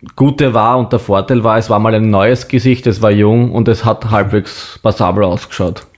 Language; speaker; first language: German; native; German